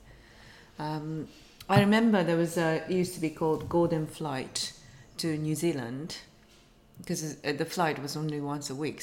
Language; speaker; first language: English; non-native, fluent; Japanese